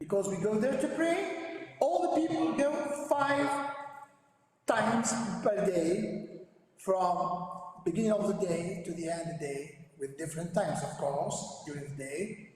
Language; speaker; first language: English; non-native, learner; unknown